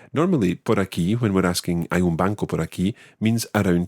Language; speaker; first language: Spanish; non-native, fluent; English